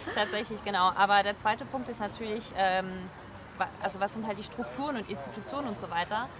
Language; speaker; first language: German; early bilingual, heritage; French